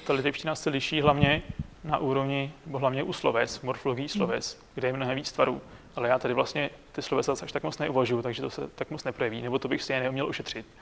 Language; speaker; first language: Czech; native; Czech